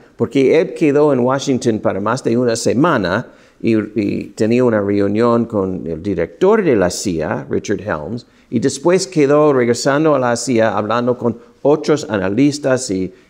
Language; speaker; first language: Spanish; non-native, fluent; English